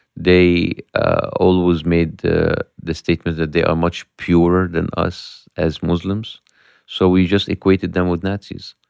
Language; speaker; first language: English; non-native, fluent; Arabic